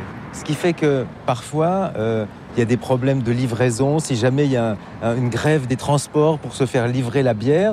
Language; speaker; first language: French; native; French